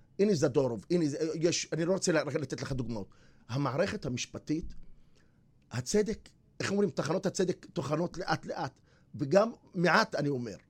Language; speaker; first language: Hebrew; non-native, local second language; Arabic